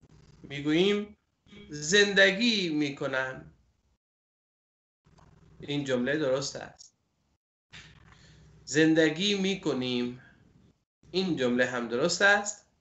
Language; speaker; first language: Persian; non-native, fluent; Urdu